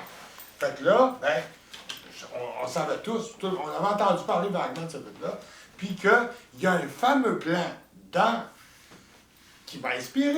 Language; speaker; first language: French; native; French